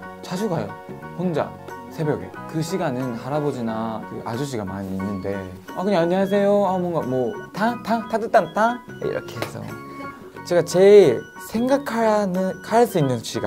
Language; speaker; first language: Korean; non-native, fluent; Japanese